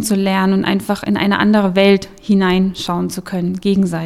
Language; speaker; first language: German; native; German